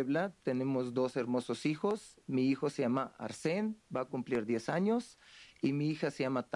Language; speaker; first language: Spanish; non-native, fluent; Uzbek